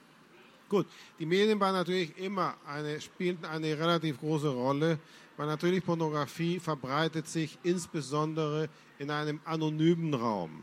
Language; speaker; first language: German; non-native, fluent; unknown